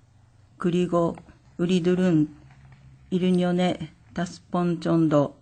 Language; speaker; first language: Korean; non-native, fluent; Japanese